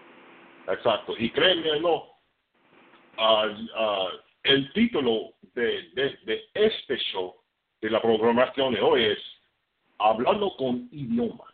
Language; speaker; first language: Spanish; non-native, fluent; English